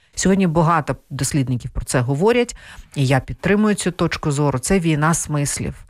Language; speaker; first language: Ukrainian; non-native, local second language; Russian